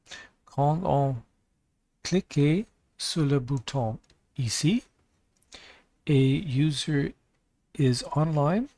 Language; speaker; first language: French; non-native, learner; English